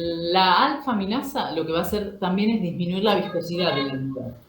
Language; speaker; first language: Spanish; native; Spanish